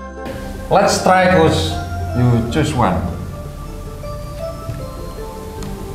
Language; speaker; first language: English; non-native, learner; Indonesian